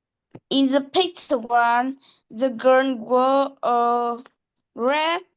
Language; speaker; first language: English; non-native, learner; Vietnamese